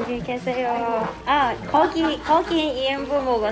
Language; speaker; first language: Korean; non-native, learner; Cantonese